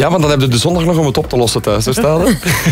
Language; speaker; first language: Dutch; native; Dutch